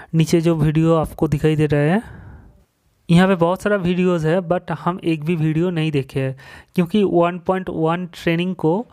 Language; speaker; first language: Hindi; non-native, local second language; Bangla